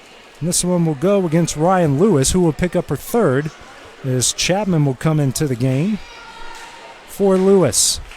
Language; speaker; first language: English; native; English